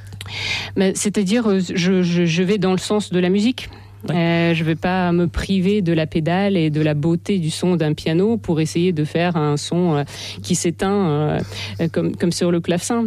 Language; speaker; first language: French; non-native, fluent; Russian